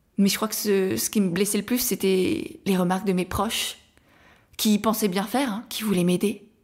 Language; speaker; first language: French; native; French